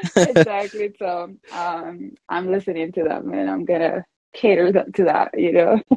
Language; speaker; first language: English; early bilingual, other home language; Spanish